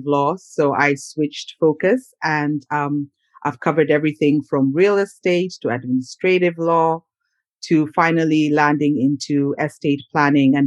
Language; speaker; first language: English; non-native, local second language; Ganda